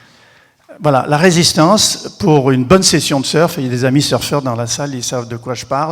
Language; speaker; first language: French; native; French